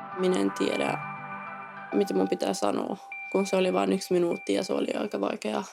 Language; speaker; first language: Finnish; non-native, learner; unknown